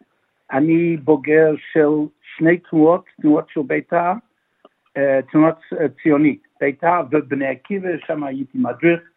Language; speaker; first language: Hebrew; non-native, fluent; English